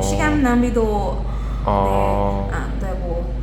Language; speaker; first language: Korean; non-native, learner; Burmese